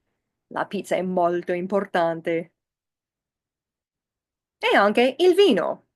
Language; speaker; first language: Italian; non-native, fluent; English